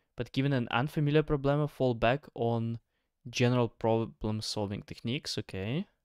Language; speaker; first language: English; non-native, fluent; Ukrainian